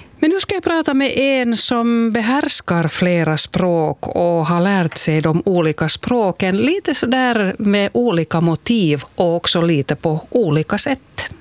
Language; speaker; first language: Swedish; native; Swedish